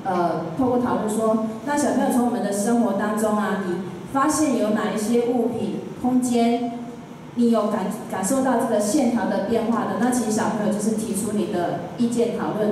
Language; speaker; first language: Chinese; native; Chinese